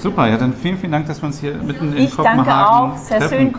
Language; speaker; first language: German; native; German